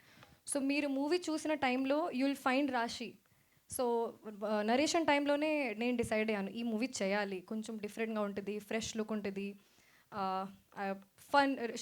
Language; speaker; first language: Telugu; non-native, local second language; Hindi